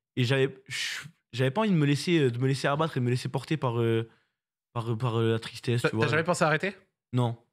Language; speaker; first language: French; native; French